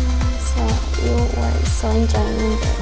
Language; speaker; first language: English; non-native, learner; Indonesian